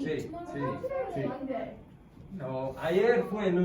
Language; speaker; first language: Spanish; non-native, fluent; English